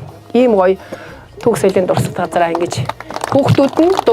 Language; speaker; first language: Mongolian; native; Mongolian